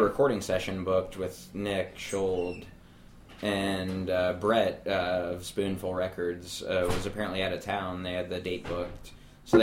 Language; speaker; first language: English; native; English